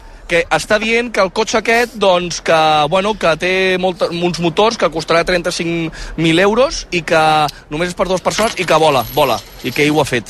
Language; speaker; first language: Catalan; native; Catalan